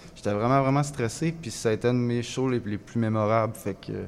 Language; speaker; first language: French; native; French